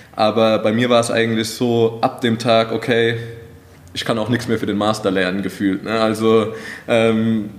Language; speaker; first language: German; native; German